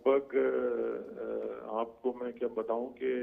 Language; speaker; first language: Hindi; native; Hindi